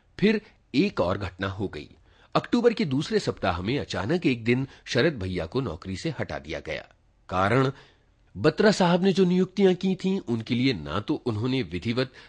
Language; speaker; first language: Hindi; native; Hindi